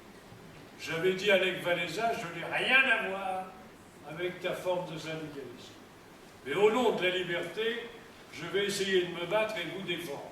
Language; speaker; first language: French; native; French